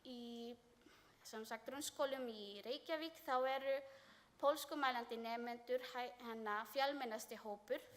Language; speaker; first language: Icelandic; non-native, learner; Filipino